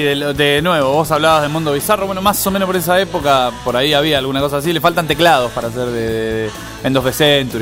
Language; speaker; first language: Spanish; native; Spanish